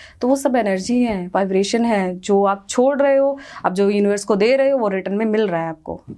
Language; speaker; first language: Hindi; native; Hindi